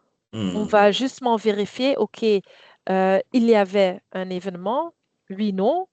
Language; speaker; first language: French; non-native, fluent; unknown